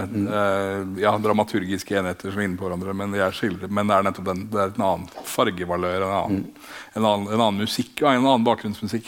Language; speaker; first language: Norwegian; native; Norwegian